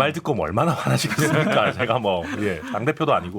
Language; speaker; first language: Korean; native; Korean